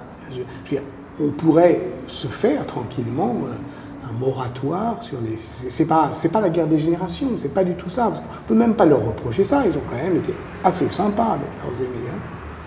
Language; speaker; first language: French; native; French